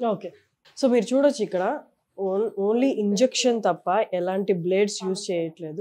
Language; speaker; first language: Telugu; native; Telugu